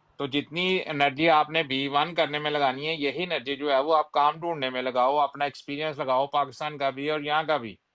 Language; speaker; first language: Urdu; non-native, local second language; Punjabi